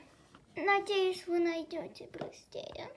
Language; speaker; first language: Russian; early bilingual, heritage; Russian